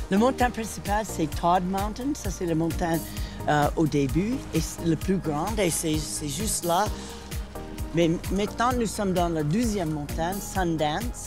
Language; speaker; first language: French; non-native, fluent; English